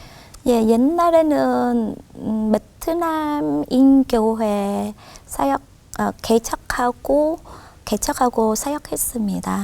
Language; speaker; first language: Korean; non-native, fluent; Vietnamese